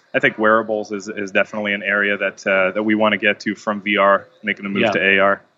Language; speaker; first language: English; non-native, fluent; Hebrew